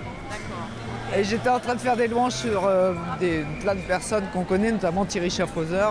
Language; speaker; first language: French; native; French